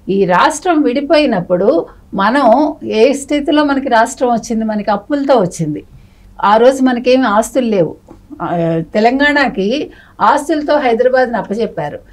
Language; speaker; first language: Telugu; native; Telugu